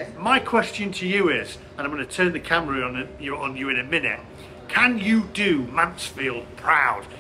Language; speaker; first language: English; native; English